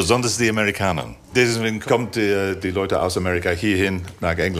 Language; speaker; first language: German; non-native, fluent; English